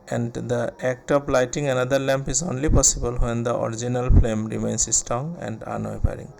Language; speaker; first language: English; non-native, local second language; Bangla